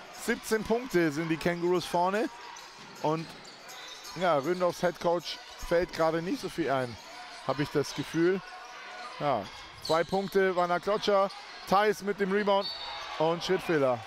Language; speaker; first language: German; native; German